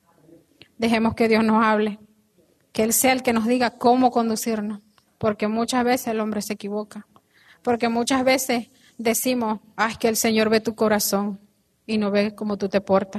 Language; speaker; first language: Spanish; native; Spanish